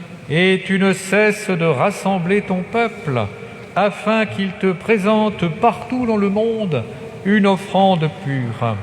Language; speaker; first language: French; native; French